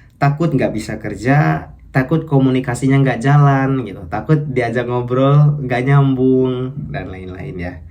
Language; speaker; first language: Indonesian; native; Indonesian